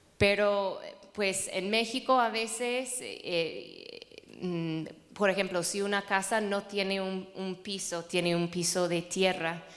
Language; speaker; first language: Spanish; non-native, fluent; English